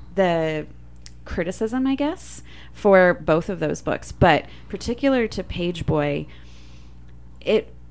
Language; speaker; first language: English; native; English